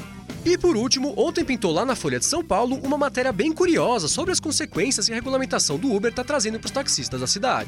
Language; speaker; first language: Portuguese; native; Portuguese